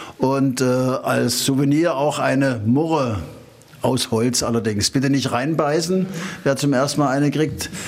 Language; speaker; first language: German; native; German